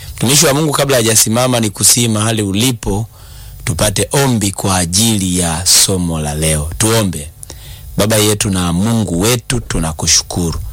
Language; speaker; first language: Swahili; native; Swahili